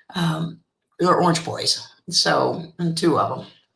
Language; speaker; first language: English; native; English